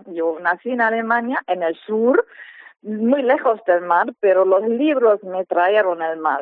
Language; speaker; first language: Spanish; non-native, fluent; German